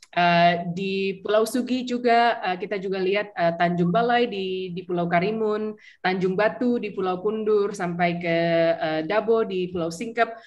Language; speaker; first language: Indonesian; early bilingual, heritage; Indonesian